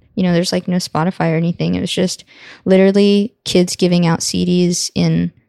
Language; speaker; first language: English; native; English